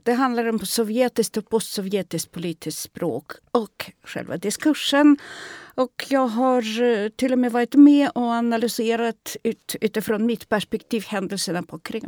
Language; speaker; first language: Swedish; non-native, fluent; Russian